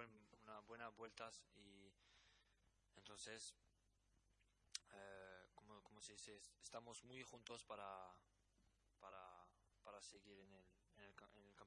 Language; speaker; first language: Spanish; non-native, learner; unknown